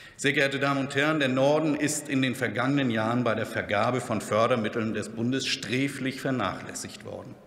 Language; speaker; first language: German; native; German